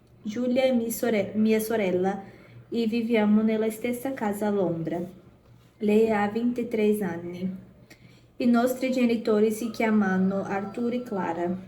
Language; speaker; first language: Italian; non-native, learner; Portuguese